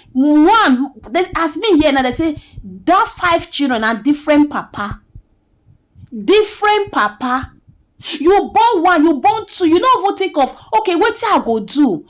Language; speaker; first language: Nigerian Pidgin; native; Nigerian Pidgin